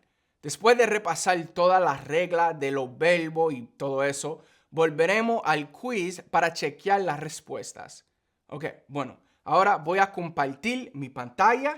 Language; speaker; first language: Spanish; early bilingual, heritage; English